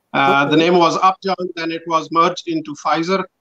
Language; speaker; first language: English; non-native, local second language; Pashto